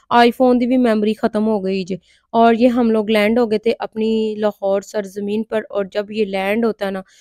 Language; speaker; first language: Urdu; non-native, local second language; Punjabi